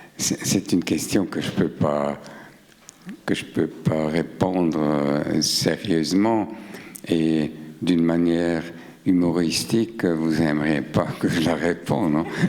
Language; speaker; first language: French; non-native, local second language; German